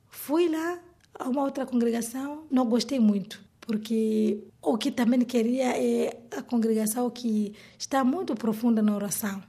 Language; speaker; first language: Portuguese; non-native, learner; Swahili